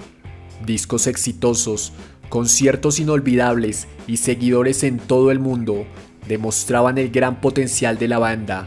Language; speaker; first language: Spanish; native; Spanish